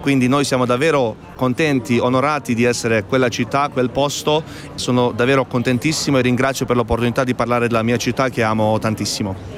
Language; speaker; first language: Italian; non-native, fluent; Bosnian